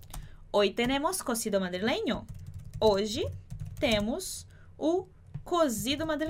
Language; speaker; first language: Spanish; non-native, fluent; Portuguese